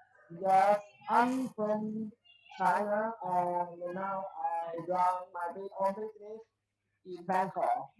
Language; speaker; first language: English; non-native, learner; Chinese